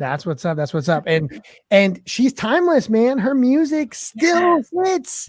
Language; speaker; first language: English; native; English